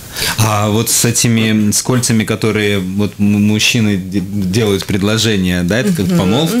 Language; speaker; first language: Russian; native; Russian